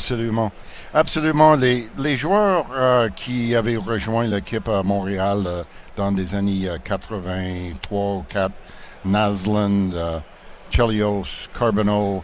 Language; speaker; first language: French; non-native, local second language; English